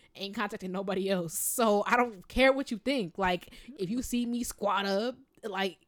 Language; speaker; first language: English; native; English